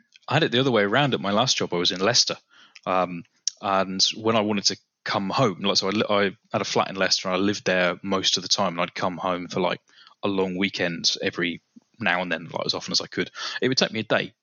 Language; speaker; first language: English; native; English